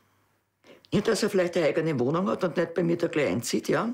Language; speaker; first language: German; native; German